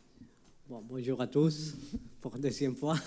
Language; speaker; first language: French; non-native, fluent; Spanish